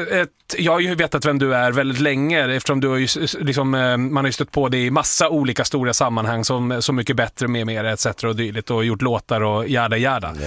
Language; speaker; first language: Swedish; native; Swedish